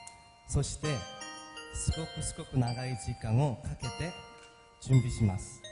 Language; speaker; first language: Japanese; non-native, learner; Korean